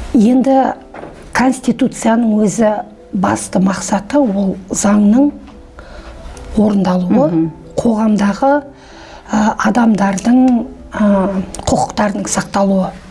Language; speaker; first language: Kazakh; native; Kazakh